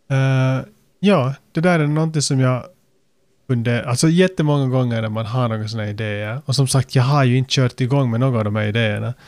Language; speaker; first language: Swedish; native; Swedish